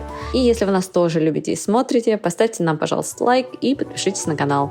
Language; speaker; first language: Russian; native; Russian